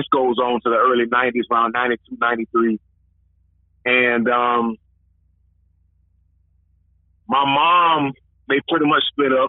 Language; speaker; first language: English; native; English